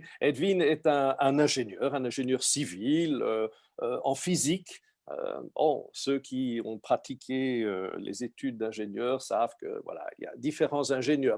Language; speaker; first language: French; native; French